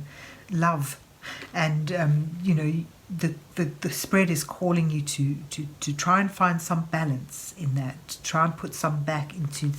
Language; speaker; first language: English; native; English